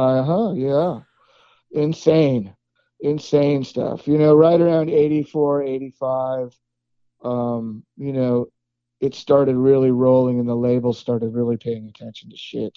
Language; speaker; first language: English; native; English